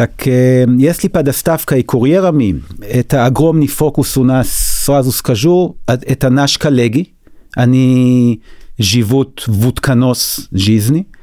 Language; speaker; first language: Russian; non-native, learner; Hebrew